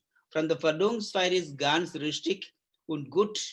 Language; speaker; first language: German; non-native, learner; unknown